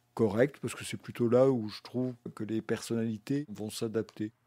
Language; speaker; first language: French; native; French